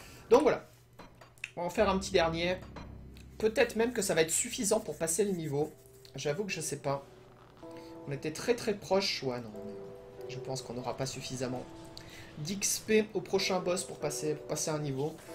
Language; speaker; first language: French; native; French